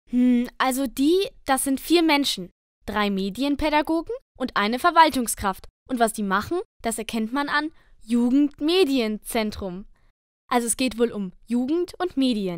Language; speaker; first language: German; native; German